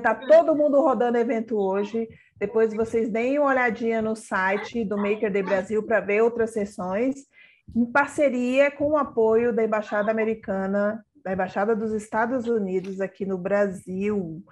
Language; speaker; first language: Portuguese; native; Portuguese